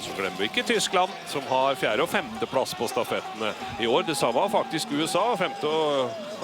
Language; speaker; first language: Norwegian; native; Norwegian